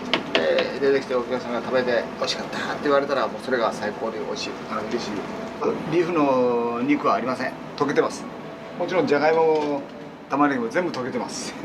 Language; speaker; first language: Japanese; native; Japanese